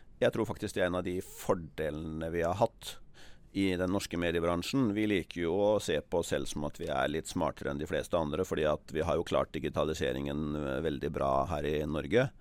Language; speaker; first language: Norwegian; native; Norwegian